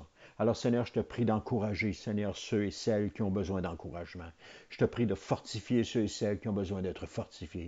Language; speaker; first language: French; native; French